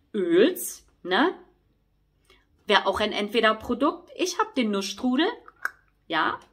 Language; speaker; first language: German; native; German